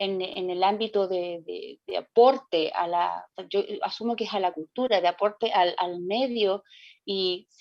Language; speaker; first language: Spanish; native; Spanish